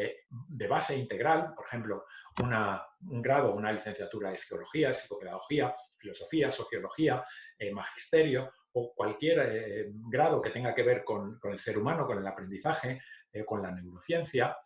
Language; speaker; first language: Spanish; native; Spanish